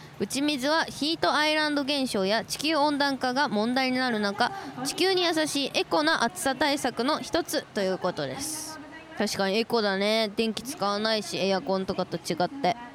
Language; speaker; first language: Japanese; native; Japanese